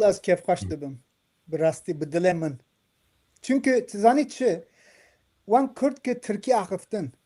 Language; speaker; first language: Kurdish; non-native, local second language; Turkish